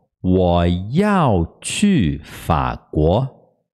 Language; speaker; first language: Chinese; non-native, fluent; Portuguese